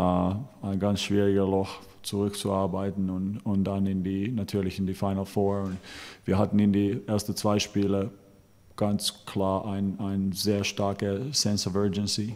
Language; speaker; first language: German; non-native, fluent; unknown